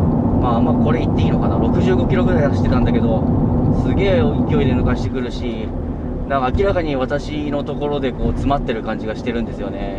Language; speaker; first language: Japanese; native; Japanese